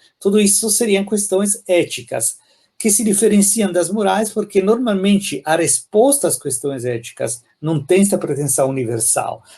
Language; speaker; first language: Portuguese; non-native, fluent; Italian